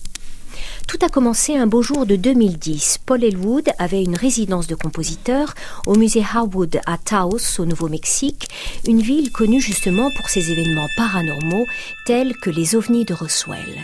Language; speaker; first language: French; native; French